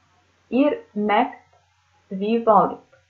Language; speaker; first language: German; non-native, fluent; Serbian